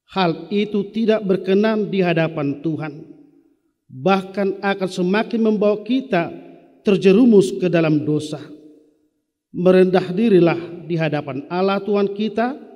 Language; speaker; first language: Indonesian; non-native, local second language; Batak Toba